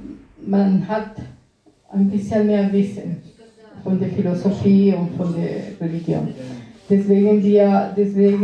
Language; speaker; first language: German; non-native, fluent; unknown